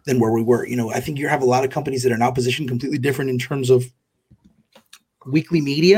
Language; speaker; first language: English; native; English